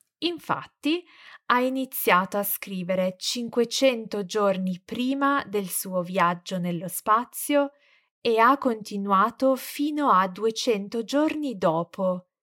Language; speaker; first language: Italian; native; Italian